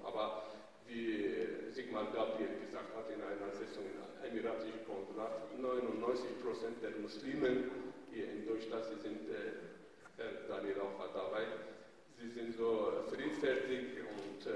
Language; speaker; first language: German; non-native, fluent; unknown